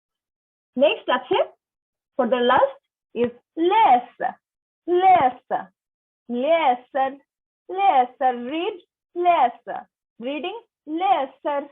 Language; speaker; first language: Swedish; non-native, learner; Bangla